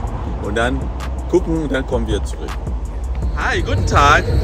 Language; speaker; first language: German; non-native, learner; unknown